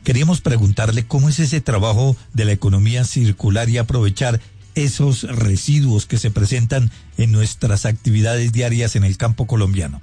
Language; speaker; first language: Spanish; native; Spanish